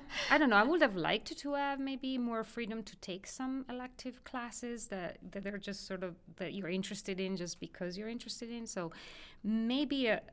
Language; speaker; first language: English; non-native, fluent; Italian